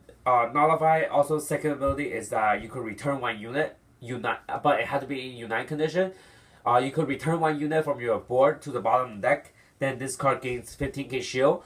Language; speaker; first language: English; non-native, fluent; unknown